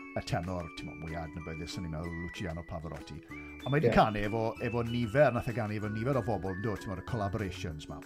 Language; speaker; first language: Welsh; native; Welsh